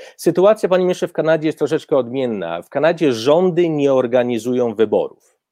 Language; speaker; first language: Polish; native; Polish